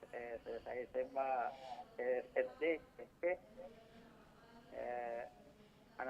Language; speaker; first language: Indonesian; non-native, local second language; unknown